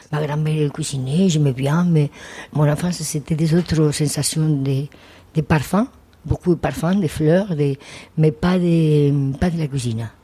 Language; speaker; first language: French; non-native, fluent; Spanish